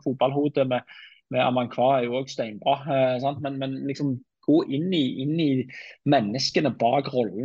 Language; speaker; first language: Norwegian; native; Norwegian